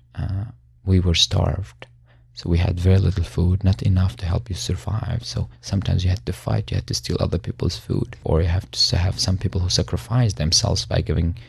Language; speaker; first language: English; non-native, fluent; Arabic